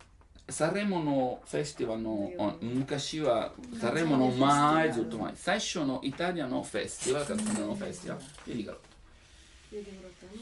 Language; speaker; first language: Japanese; non-native, learner; Italian